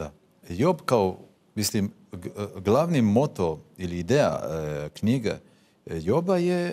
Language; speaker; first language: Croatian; non-native, fluent; Hebrew